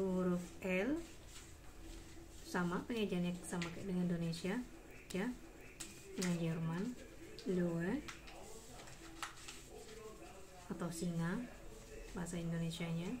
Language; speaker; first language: Indonesian; native; Indonesian